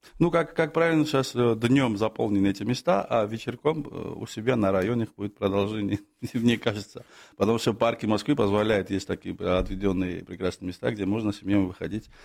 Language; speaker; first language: Russian; non-native, fluent; Georgian